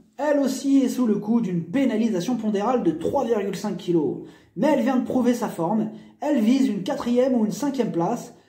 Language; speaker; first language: French; native; French